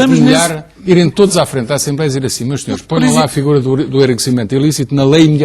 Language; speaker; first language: Portuguese; native; Portuguese